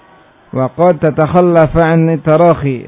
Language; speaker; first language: Arabic; non-native, fluent; Indonesian